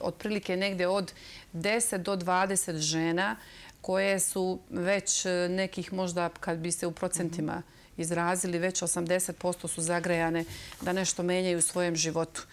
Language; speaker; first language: Serbian; native; Serbian